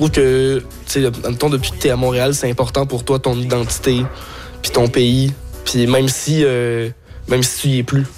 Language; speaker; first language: French; native; French